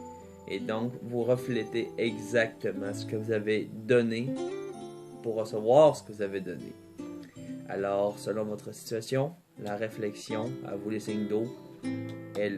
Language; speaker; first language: French; native; French